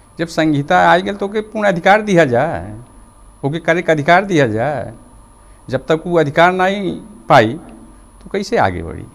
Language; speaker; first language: Bhojpuri; non-native, local second language; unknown